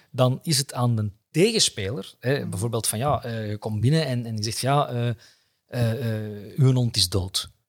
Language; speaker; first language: Dutch; native; Dutch